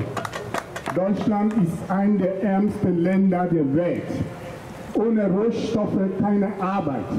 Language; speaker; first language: German; non-native, fluent; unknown